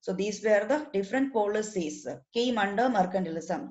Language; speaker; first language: English; non-native, local second language; Malayalam